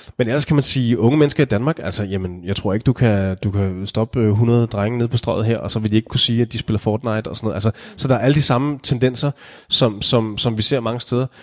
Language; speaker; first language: Danish; native; Danish